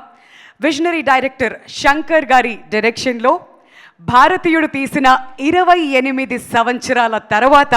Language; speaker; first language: Telugu; native; Telugu